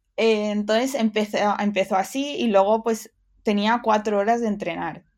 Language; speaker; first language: Spanish; early bilingual, other home language; English